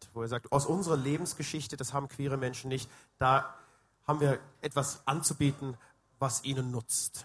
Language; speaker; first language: German; native; German